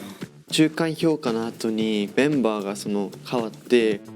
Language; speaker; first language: Japanese; native; Japanese